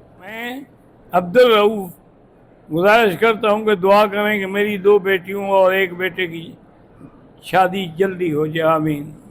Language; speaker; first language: Urdu; native; Urdu